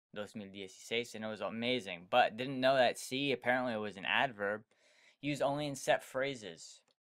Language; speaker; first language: English; native; English